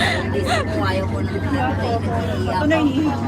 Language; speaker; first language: Filipino; native; Filipino